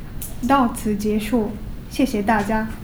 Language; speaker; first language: Chinese; non-native, learner; Japanese